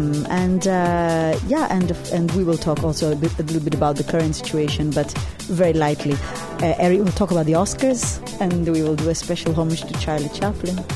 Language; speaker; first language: English; early bilingual, other home language; Hebrew